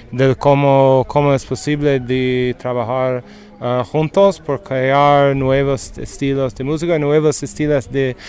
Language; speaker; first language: Spanish; non-native, learner; English